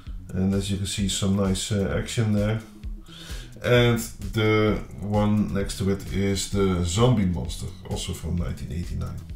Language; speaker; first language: English; non-native, fluent; Dutch